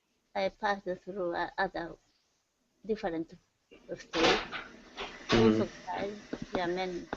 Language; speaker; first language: English; non-native, learner; Japanese